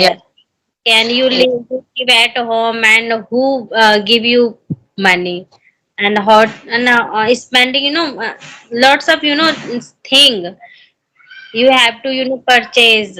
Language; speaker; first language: English; non-native, learner; Hindi